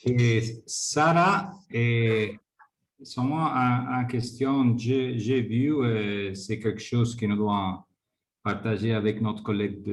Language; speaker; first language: French; non-native, fluent; Spanish